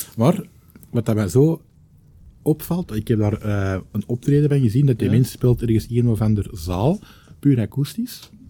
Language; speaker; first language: Dutch; native; Dutch